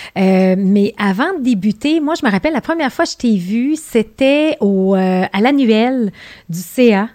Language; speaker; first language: French; native; French